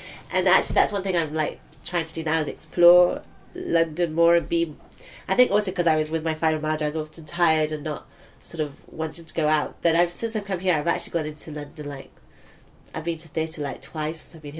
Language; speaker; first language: English; native; English